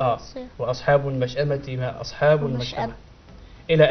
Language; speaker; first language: Arabic; native; Arabic